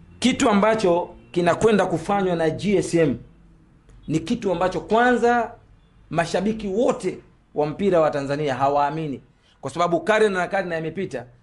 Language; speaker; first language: Swahili; native; Swahili